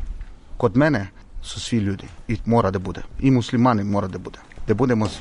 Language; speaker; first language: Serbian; non-native, learner; Romanian